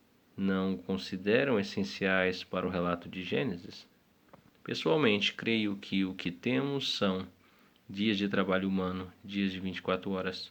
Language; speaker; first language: Portuguese; native; Portuguese